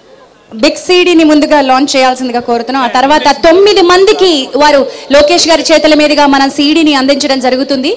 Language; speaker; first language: Telugu; native; Telugu